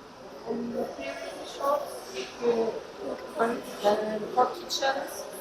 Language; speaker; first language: English; non-native, learner; Turkish